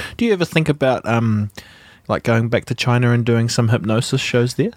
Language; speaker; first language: English; native; English